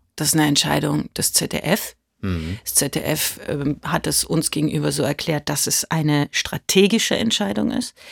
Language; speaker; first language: German; early bilingual, heritage; German